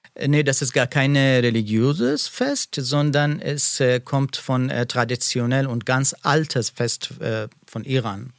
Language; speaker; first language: German; non-native, learner; Persian